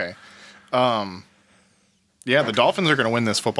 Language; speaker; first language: English; native; English